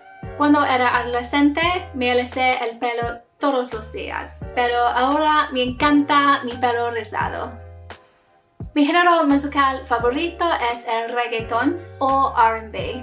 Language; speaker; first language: Spanish; non-native, learner; English